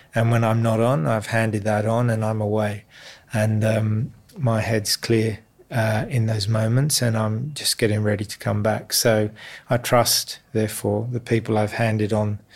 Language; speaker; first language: English; native; English